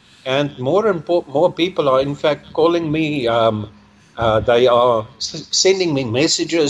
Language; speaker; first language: English; non-native, local second language; Afrikaans